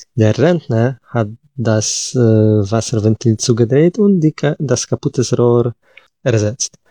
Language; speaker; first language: German; non-native, fluent; Polish